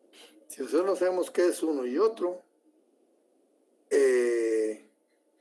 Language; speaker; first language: Spanish; native; Spanish